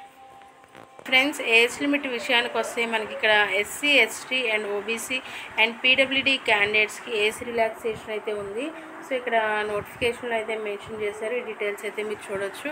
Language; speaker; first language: Telugu; native; Telugu